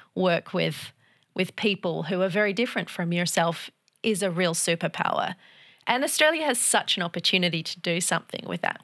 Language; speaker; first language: English; native; English